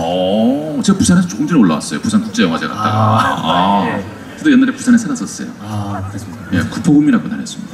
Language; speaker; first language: Korean; native; Korean